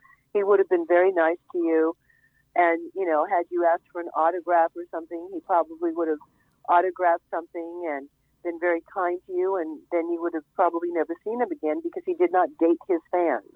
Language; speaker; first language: English; native; English